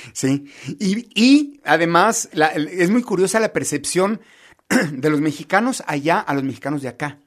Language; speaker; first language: Spanish; native; Spanish